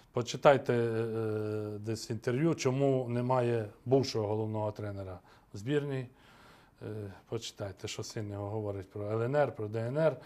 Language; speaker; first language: Ukrainian; native; Ukrainian